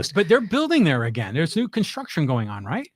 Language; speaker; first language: English; native; English